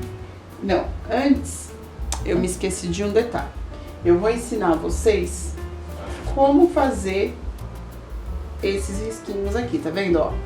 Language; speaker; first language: Portuguese; native; Portuguese